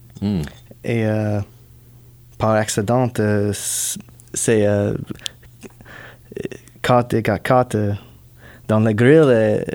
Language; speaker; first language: French; non-native, learner; English